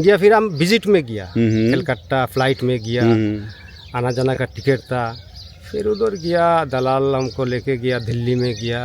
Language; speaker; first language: Hindi; non-native, learner; Bangla